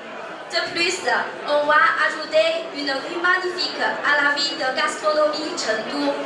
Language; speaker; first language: French; non-native, learner; Chinese